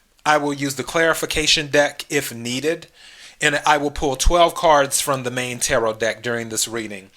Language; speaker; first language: English; native; English